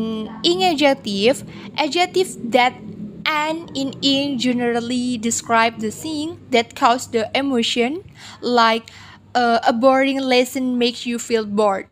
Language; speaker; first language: English; non-native, learner; Indonesian